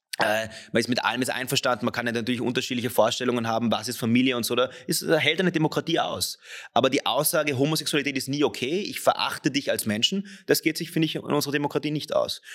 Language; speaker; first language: German; native; German